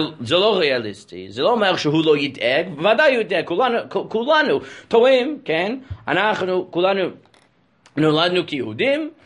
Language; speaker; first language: Hebrew; non-native, fluent; English